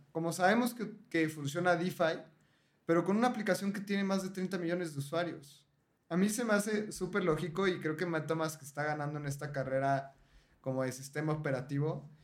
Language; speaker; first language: Spanish; native; Spanish